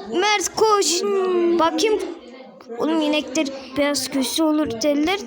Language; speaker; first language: Turkish; native; Turkish